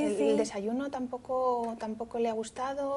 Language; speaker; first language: Spanish; native; Spanish